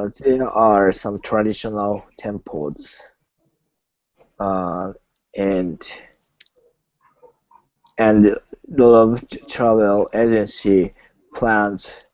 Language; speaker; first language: English; non-native, learner; Japanese